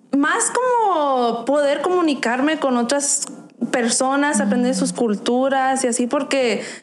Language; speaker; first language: Spanish; early bilingual, heritage; Spanish